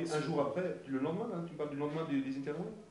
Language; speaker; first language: French; native; French